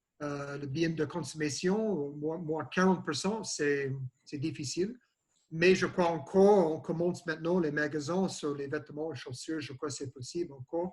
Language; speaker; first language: French; non-native, learner; English